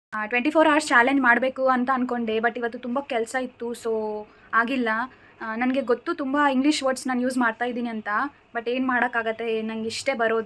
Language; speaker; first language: Kannada; non-native, local second language; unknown